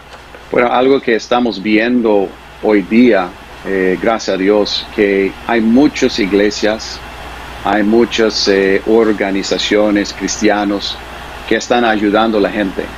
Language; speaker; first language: Spanish; non-native, fluent; English